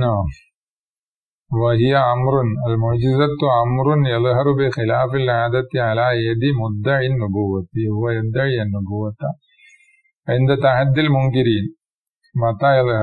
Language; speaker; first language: Arabic; non-native, fluent; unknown